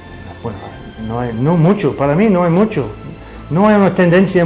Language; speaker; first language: Spanish; non-native, fluent; English